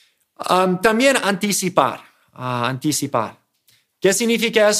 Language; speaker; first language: Spanish; non-native, fluent; English